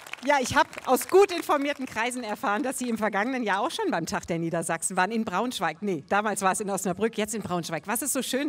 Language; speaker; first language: German; native; German